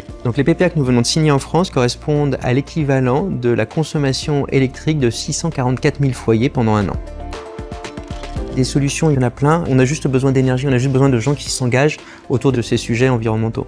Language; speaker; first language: French; native; French